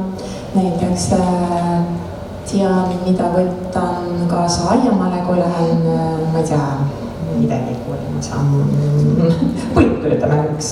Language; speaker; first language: Estonian; non-native, local second language; Russian